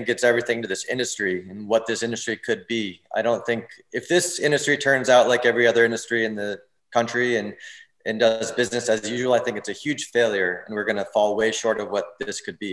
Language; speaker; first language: English; native; English